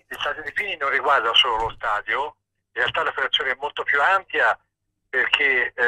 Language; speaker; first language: Italian; native; Italian